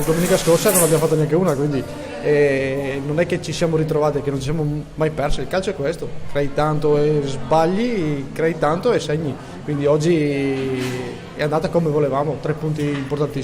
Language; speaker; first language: Italian; native; Italian